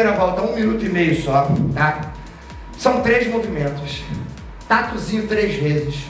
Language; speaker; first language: Portuguese; native; Portuguese